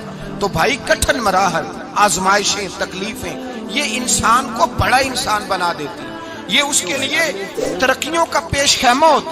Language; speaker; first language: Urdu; non-native, local second language; Punjabi